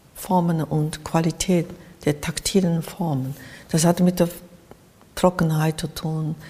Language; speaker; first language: German; non-native, fluent; Japanese